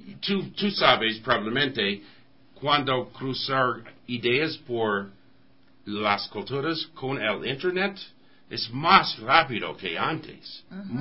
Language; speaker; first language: Spanish; non-native, learner; English